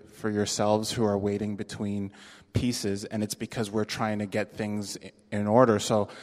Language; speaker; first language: English; native; English